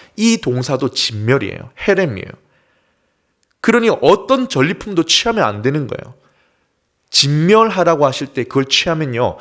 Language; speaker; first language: Korean; native; Korean